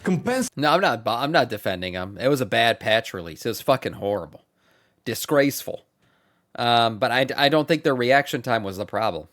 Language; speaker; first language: English; native; English